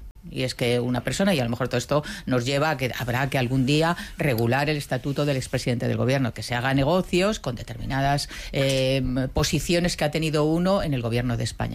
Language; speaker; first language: Spanish; native; Spanish